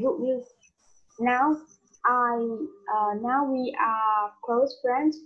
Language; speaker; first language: English; non-native, learner; Vietnamese